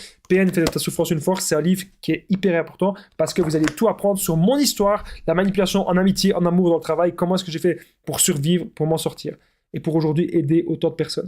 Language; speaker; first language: French; native; French